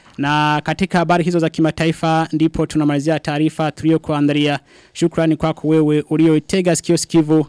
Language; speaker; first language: Swahili; non-native, local second language; Rundi